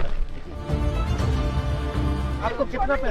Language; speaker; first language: Hindi; native; Hindi